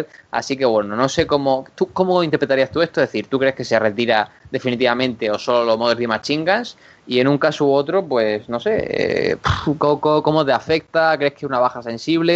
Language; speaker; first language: Spanish; native; Spanish